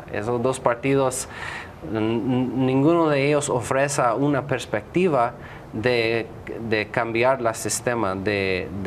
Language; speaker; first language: Spanish; non-native, fluent; English